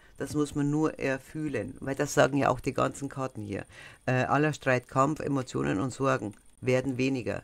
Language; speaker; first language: German; native; German